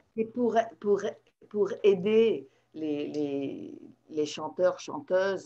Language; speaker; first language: French; non-native, fluent; English